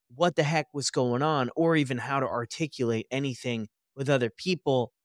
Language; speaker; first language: English; native; English